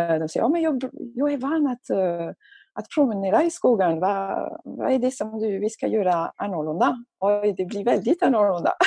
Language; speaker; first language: Swedish; non-native, fluent; French